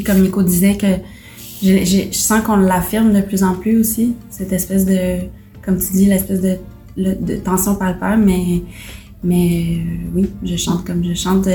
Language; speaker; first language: French; native; French